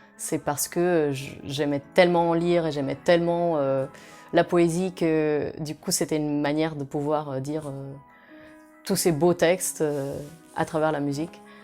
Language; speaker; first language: French; non-native, fluent; Portuguese